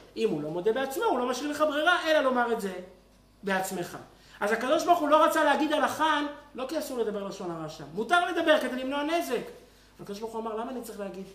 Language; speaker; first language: Hebrew; native; Hebrew